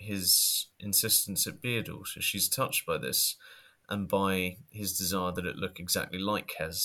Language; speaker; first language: English; native; English